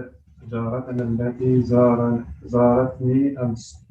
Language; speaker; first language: Arabic; non-native, learner; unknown